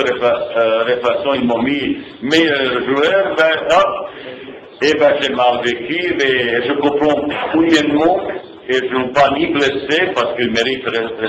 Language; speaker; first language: French; non-native, fluent; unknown